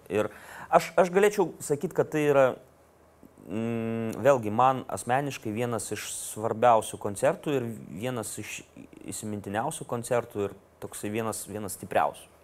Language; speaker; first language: Lithuanian; non-native, local second language; Russian